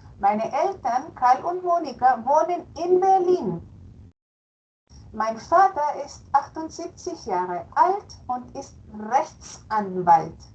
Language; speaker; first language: German; non-native, fluent; Spanish